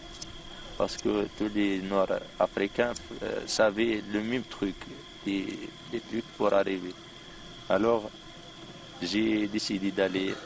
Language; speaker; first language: French; non-native, learner; Arabic